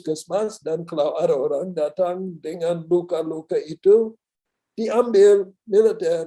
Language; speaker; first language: Indonesian; non-native, learner; English